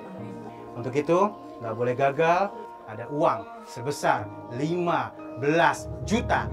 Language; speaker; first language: Indonesian; native; Indonesian